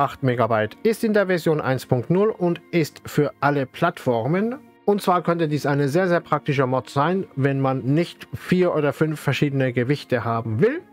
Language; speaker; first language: German; native; German